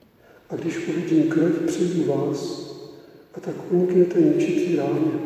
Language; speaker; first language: Czech; native; Czech